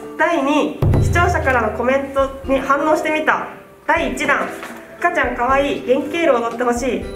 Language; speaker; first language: Japanese; native; Japanese